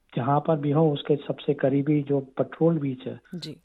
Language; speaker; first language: Hindi; non-native, local second language; Gujarati